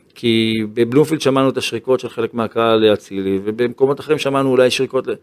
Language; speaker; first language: Hebrew; native; Hebrew